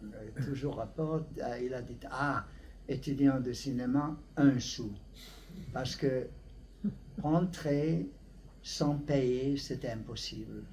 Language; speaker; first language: French; non-native, learner; Hungarian